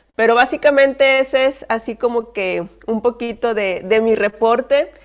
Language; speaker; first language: Spanish; native; Spanish